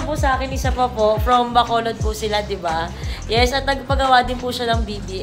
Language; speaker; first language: Filipino; native; Filipino